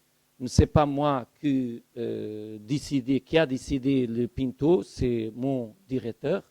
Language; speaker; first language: French; non-native, learner; Portuguese